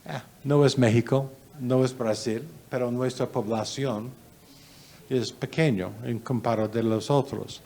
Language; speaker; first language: Spanish; non-native, learner; English